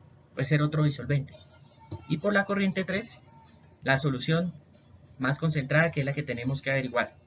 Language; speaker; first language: Spanish; native; Spanish